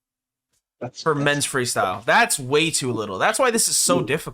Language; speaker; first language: English; native; English